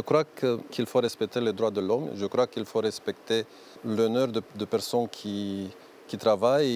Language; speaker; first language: French; non-native, fluent; Romanian